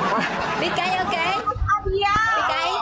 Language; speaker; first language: Indonesian; non-native, learner; Vietnamese